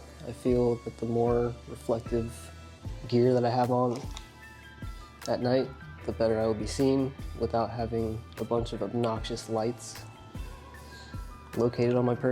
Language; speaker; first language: English; native; English